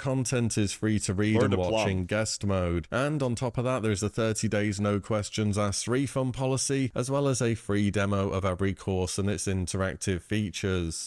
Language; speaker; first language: English; native; English